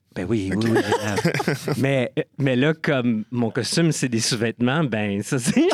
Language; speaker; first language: French; native; French